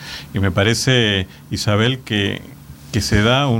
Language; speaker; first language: Spanish; native; Spanish